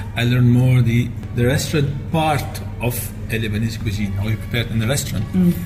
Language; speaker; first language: English; non-native, fluent; Arabic